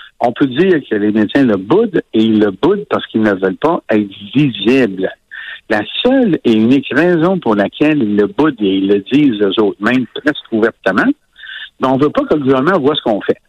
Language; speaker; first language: French; native; French